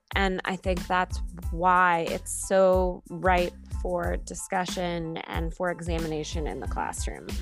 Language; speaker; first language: English; native; English